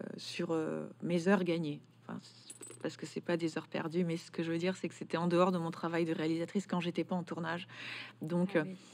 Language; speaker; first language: French; native; French